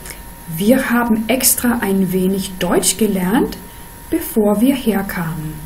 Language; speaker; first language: German; non-native, fluent; Danish